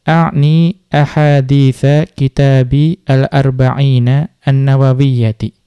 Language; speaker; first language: Arabic; non-native, fluent; Indonesian